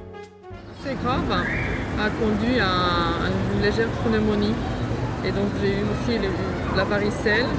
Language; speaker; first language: French; non-native, fluent; Finnish